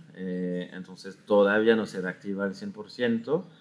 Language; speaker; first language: Spanish; non-native, fluent; French